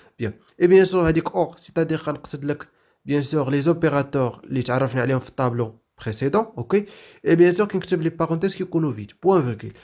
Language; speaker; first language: French; non-native, local second language; Arabic